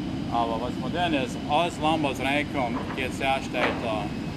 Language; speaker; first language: English; early bilingual, other home language; Pennsylvania German